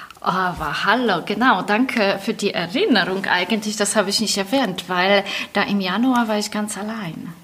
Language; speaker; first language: German; non-native, fluent; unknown